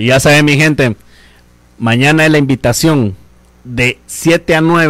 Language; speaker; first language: Spanish; native; Spanish